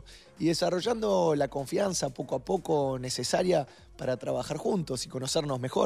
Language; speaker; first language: Spanish; native; Spanish